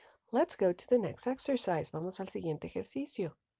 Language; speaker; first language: Spanish; native; Spanish